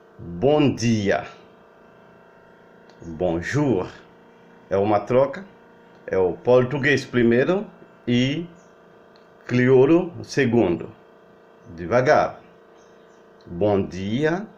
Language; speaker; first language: Portuguese; non-native, learner; Haitian Creole